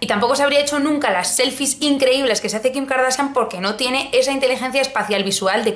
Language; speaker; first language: Spanish; native; Spanish